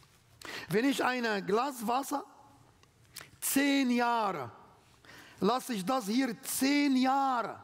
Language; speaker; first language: German; non-native, learner; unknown